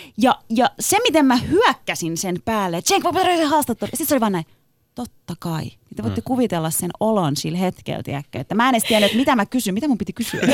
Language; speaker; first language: Finnish; early bilingual, other home language; Turkish